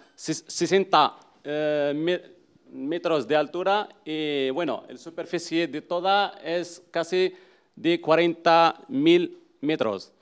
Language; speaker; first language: Spanish; non-native, learner; Arabic